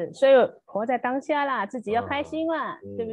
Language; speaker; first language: Chinese; native; Chinese